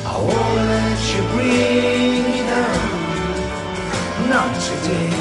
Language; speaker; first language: English; native; English